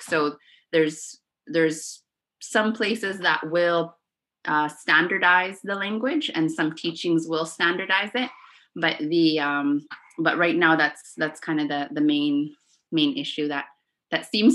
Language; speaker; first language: English; non-native, fluent; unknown